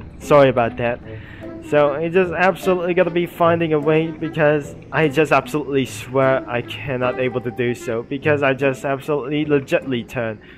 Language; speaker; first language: English; non-native, learner; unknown